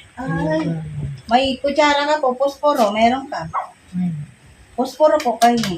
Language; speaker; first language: Filipino; non-native, local second language; Bikol